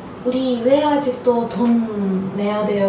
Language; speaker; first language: Korean; non-native, learner; Turkish